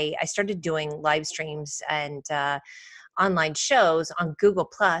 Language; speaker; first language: English; native; English